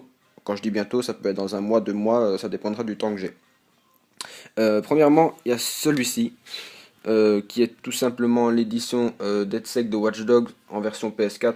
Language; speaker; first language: French; native; French